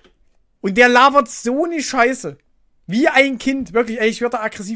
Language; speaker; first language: German; native; German